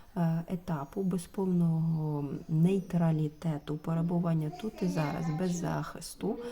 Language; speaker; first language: Ukrainian; non-native, local second language; Russian